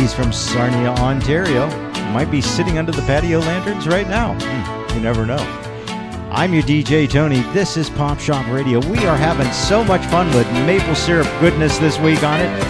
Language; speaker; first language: English; native; English